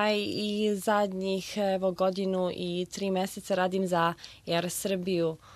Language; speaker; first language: Serbian; early bilingual, heritage; Serbian